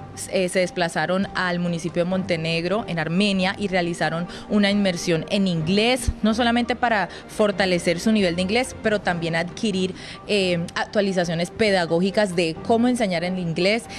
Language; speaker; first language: Spanish; native; Spanish